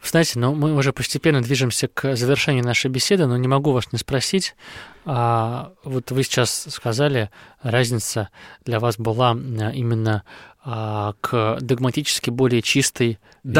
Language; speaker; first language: Russian; native; Russian